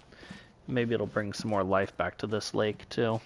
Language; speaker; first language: English; native; English